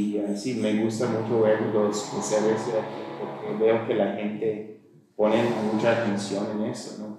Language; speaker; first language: Spanish; non-native, fluent; English